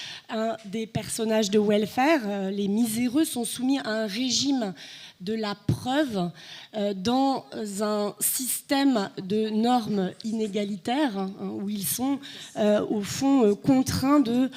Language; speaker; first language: French; native; French